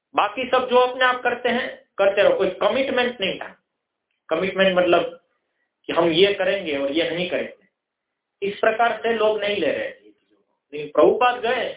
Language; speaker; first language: Hindi; non-native, local second language; Gujarati